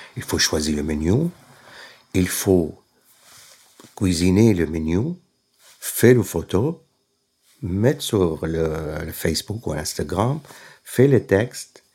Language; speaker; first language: French; non-native, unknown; Arabic